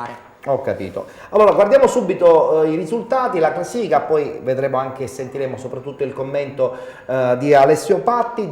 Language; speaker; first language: Italian; native; Italian